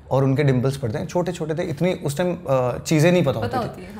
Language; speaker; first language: Hindi; native; Hindi